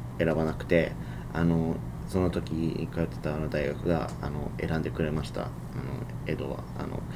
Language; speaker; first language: Japanese; non-native, fluent; English